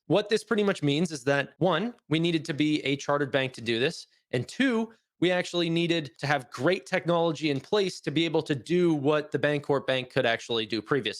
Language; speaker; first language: English; native; English